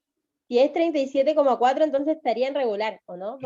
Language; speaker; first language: Spanish; native; Spanish